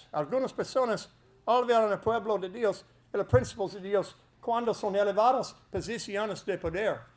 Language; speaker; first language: Spanish; non-native, learner; English